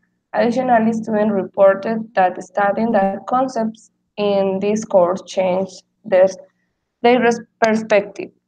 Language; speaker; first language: English; non-native, learner; Spanish